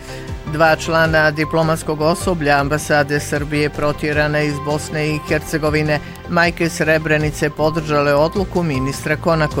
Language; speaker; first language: Bosnian; native; Bosnian